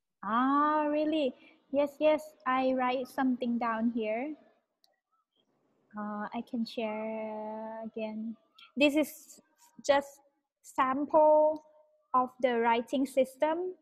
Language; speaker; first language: English; non-native, fluent; Thai